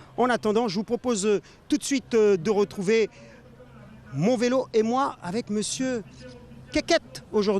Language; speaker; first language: French; native; French